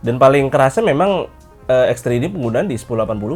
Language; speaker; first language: Indonesian; native; Indonesian